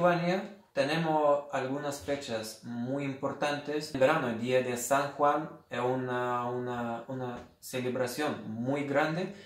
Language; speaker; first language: Spanish; non-native, fluent; Lithuanian